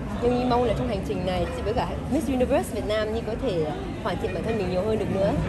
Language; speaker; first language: Vietnamese; early bilingual, heritage; Vietnamese